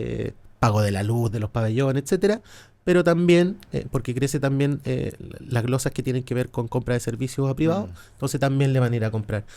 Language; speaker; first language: Spanish; native; Spanish